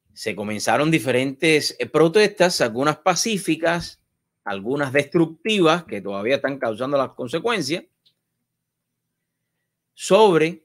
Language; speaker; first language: Spanish; native; Spanish